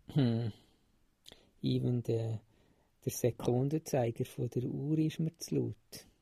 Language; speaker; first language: German; native; German